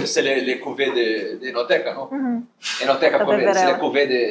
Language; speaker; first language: French; non-native, learner; Portuguese